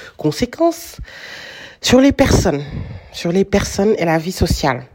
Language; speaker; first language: French; non-native, local second language; Wolof